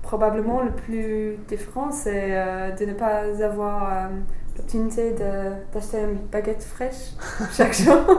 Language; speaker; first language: French; non-native, fluent; English